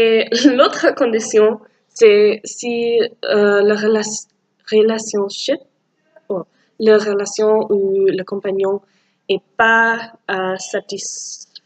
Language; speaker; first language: French; non-native, learner; English